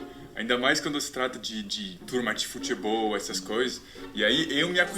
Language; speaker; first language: Portuguese; non-native, fluent; French